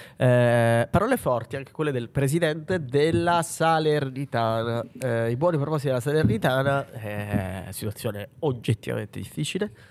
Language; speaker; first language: Italian; native; Italian